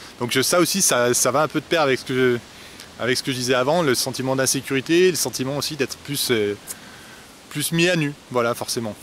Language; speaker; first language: French; native; French